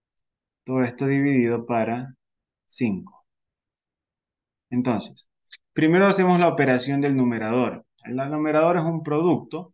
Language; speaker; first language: Spanish; native; Spanish